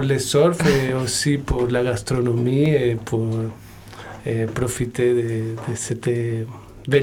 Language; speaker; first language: French; non-native, learner; Spanish